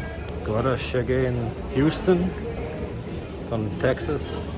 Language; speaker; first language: Portuguese; non-native, fluent; English